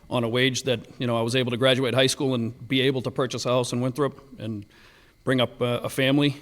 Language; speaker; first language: English; native; English